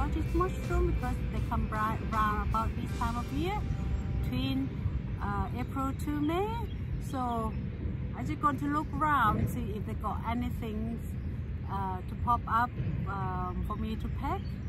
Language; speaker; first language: English; non-native, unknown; Thai